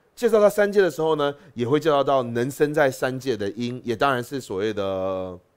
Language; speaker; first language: Chinese; native; Chinese